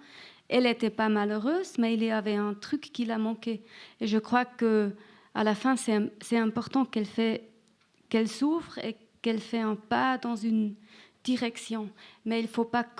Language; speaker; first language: French; non-native, fluent; Swiss German